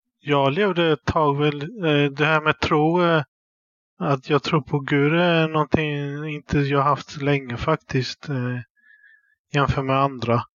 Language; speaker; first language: Swedish; early bilingual, other home language; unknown